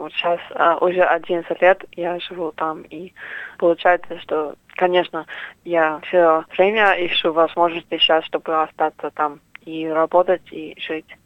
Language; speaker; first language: Russian; non-native, fluent; English